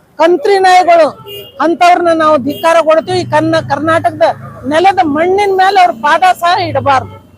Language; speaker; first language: Kannada; non-native, local second language; Lambadi